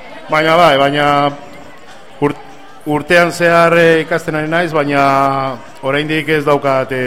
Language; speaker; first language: Basque; non-native, local second language; Spanish